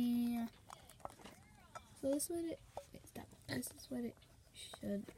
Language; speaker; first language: English; native; English